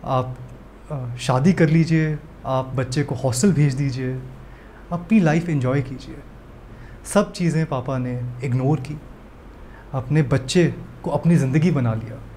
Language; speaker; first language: Hindi; native; Hindi